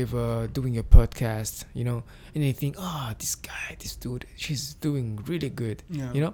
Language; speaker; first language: English; non-native, local second language; Kinyarwanda